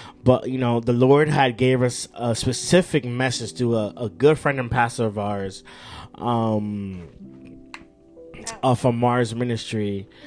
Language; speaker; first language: English; early bilingual, other home language; Spanish